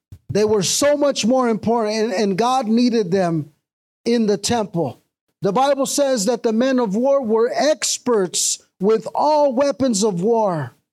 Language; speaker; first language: English; native; English